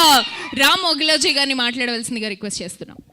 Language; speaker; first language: Telugu; native; Telugu